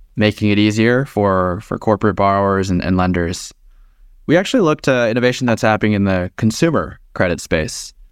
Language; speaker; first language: English; native; English